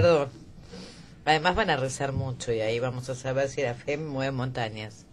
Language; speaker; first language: Spanish; native; Spanish